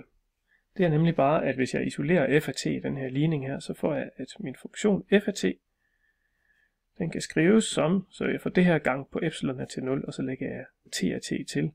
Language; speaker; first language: Danish; native; Danish